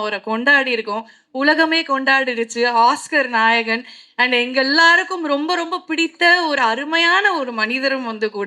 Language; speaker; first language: Tamil; native; Tamil